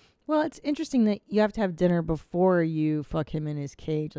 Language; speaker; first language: English; native; English